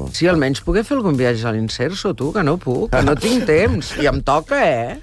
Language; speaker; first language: Catalan; early bilingual, heritage; Catalan